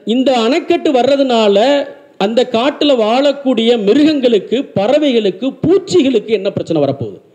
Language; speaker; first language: Tamil; native; Tamil